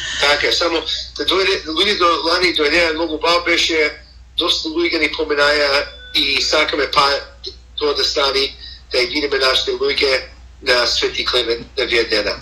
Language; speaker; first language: Macedonian; early bilingual, heritage; Macedonian